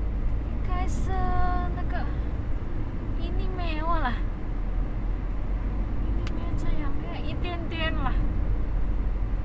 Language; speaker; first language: Chinese; non-native, learner; Indonesian